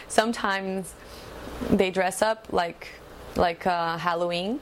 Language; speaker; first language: English; non-native, fluent; Portuguese